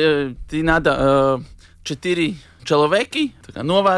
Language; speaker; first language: Russian; non-native, learner; Latvian